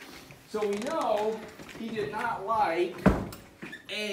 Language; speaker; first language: English; native; English